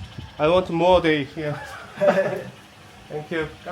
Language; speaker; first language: English; non-native, learner; Korean